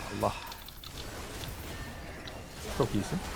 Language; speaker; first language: Turkish; native; Turkish